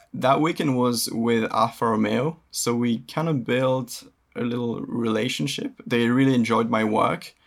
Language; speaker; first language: English; early bilingual, other home language; French